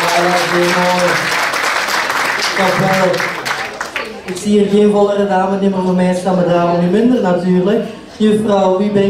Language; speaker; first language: Dutch; native; Dutch